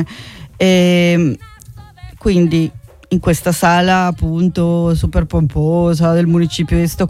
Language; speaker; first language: Italian; non-native, fluent; Spanish